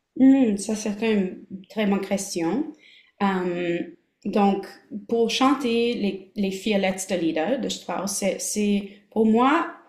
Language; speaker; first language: French; non-native, local second language; English